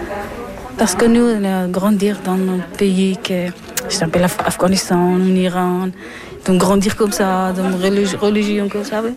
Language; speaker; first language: French; non-native, learner; Persian